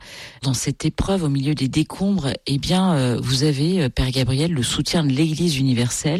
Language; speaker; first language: French; native; French